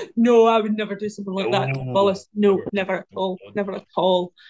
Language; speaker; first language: English; native; English